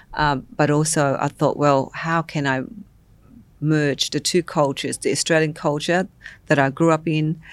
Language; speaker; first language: English; non-native, local second language; Vietnamese